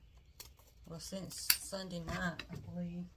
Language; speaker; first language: English; native; English